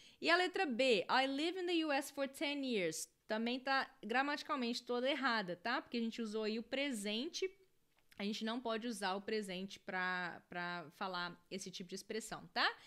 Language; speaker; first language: Portuguese; native; Portuguese